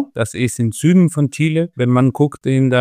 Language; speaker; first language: German; non-native, fluent; Spanish